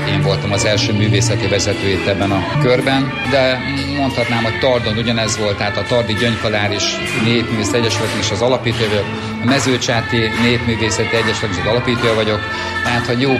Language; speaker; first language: Hungarian; native; Hungarian